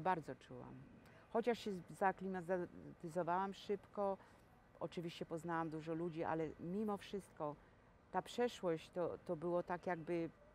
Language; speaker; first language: Polish; native; Polish